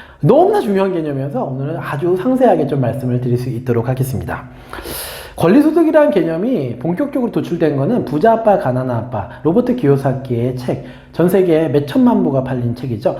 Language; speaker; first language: Korean; native; Korean